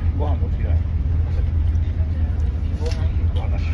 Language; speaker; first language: Japanese; native; Japanese